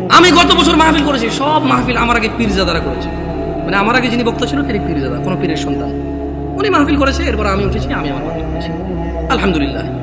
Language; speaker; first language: Bangla; early bilingual, heritage; Bangla